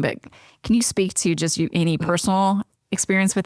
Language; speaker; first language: English; native; English